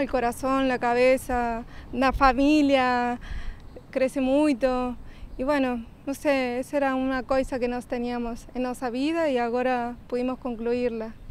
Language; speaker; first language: Portuguese; non-native, learner; Spanish